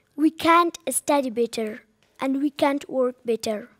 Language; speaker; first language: English; non-native, learner; Persian